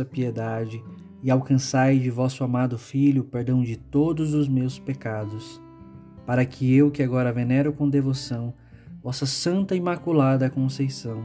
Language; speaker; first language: Portuguese; native; Portuguese